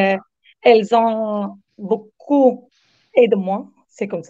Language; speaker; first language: French; non-native, learner; Arabic